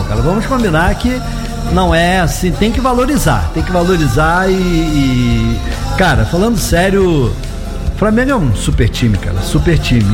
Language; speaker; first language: Portuguese; native; Portuguese